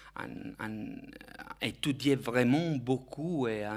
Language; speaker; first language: French; non-native, fluent; Italian